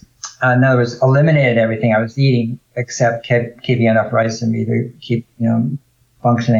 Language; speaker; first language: English; native; English